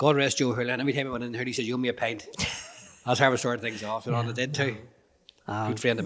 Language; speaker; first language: English; native; English